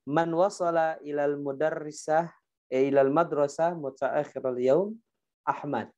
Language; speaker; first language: Arabic; non-native, fluent; Indonesian